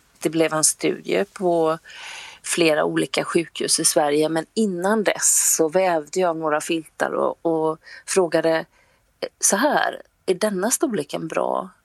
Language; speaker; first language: Swedish; native; Swedish